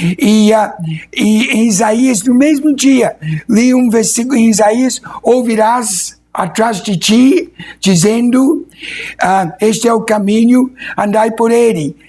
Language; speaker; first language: Portuguese; non-native, fluent; English